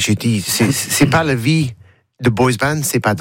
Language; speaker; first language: French; non-native, learner; English